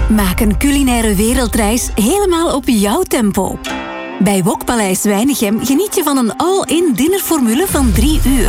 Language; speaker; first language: Dutch; native; Dutch